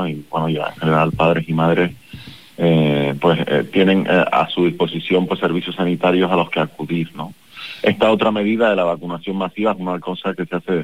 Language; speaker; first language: Spanish; native; Spanish